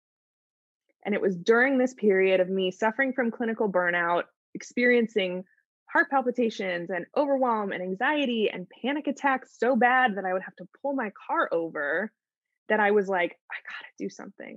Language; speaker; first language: English; native; English